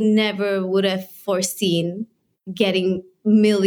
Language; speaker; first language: English; non-native, local second language; Malay